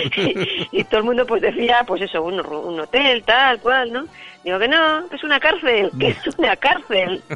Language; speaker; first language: Spanish; native; Spanish